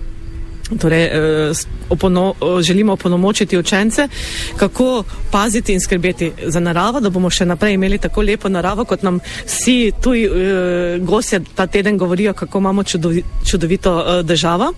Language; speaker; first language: Slovenian; native; Slovenian